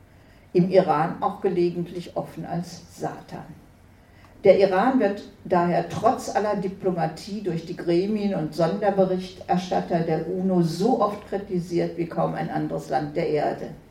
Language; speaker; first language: German; native; German